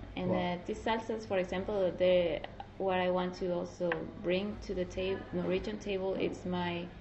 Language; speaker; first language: English; non-native, fluent; Spanish